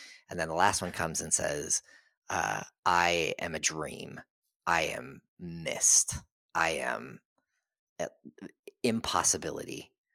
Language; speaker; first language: English; native; English